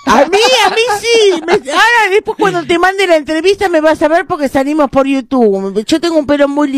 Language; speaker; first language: Spanish; native; Spanish